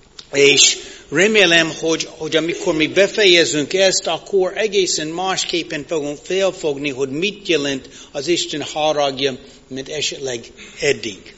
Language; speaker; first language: Hungarian; non-native, fluent; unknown